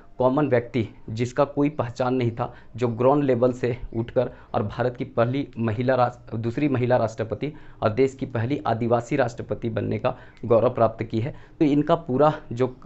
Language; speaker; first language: Hindi; native; Hindi